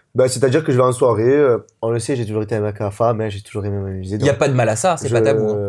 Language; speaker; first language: French; native; French